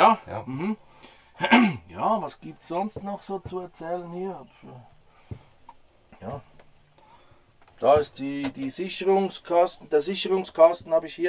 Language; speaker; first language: German; native; German